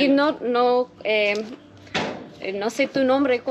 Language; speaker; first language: Spanish; non-native, learner; English